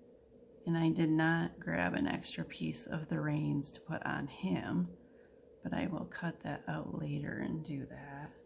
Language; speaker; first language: English; native; English